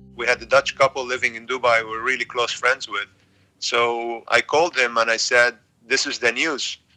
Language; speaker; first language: English; non-native, fluent; Arabic